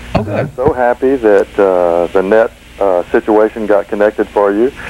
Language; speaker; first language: English; native; English